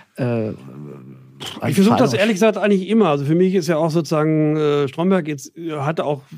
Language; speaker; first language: German; native; German